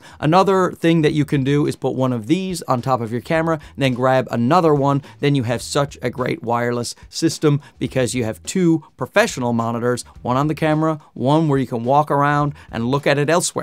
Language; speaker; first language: English; native; English